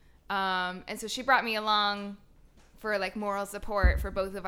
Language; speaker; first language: English; native; English